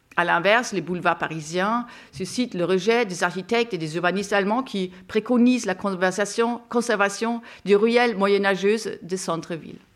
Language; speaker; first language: French; non-native, fluent; German